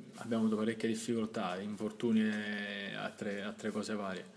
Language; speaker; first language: Italian; native; Italian